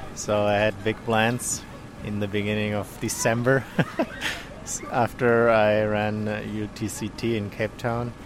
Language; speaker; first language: English; non-native, fluent; German